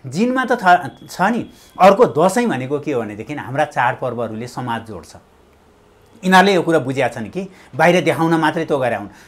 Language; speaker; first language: Nepali; native; Nepali